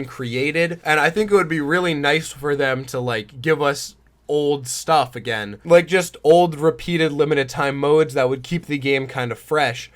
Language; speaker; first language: English; native; English